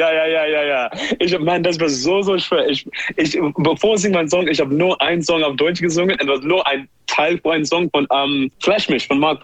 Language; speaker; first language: German; non-native, learner; English